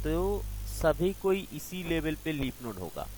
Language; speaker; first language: Hindi; non-native, local second language; Bangla